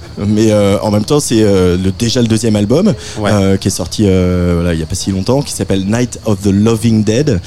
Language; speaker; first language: French; native; French